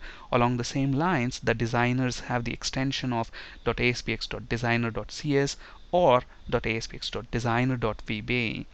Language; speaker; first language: English; non-native, local second language; Telugu